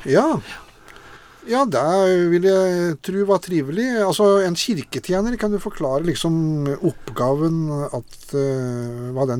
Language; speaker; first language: Norwegian; native; Norwegian